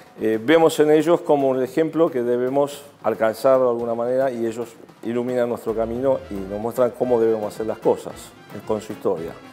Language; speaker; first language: Spanish; early bilingual, other home language; Arabic